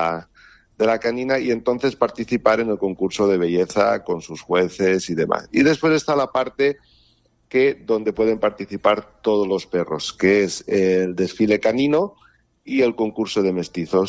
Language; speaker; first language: Spanish; native; Spanish